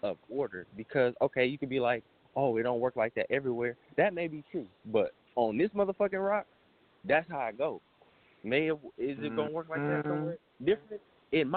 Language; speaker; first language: English; native; English